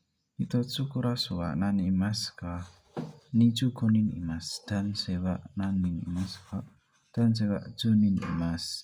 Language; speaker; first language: Japanese; non-native, learner; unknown